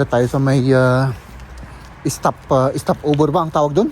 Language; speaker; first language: Filipino; native; Filipino